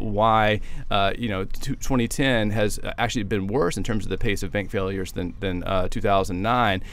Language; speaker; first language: English; native; English